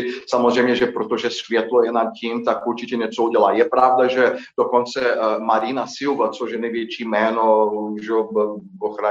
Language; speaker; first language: Czech; non-native, fluent; Portuguese